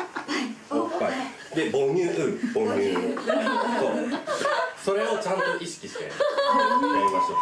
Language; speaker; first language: Japanese; native; Japanese